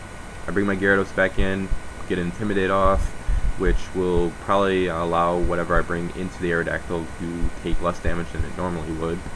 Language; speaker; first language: English; native; English